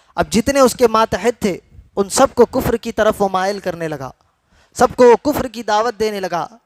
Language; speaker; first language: Urdu; native; Urdu